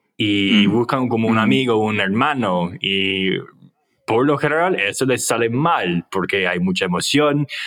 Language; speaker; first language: Spanish; non-native, fluent; English